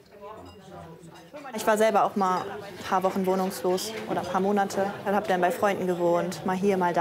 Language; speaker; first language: German; native; German